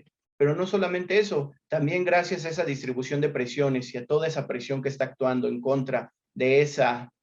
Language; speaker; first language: Spanish; native; Spanish